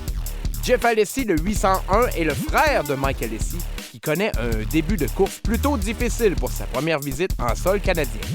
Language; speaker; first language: French; native; French